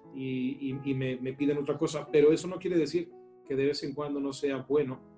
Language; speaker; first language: Spanish; native; Spanish